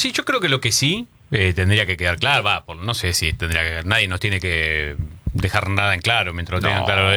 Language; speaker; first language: Spanish; native; Spanish